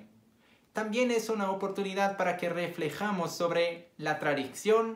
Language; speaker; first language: Spanish; non-native, fluent; Portuguese